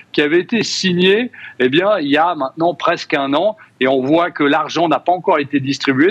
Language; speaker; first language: French; native; French